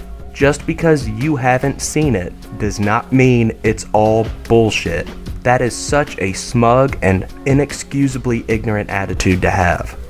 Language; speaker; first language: English; native; English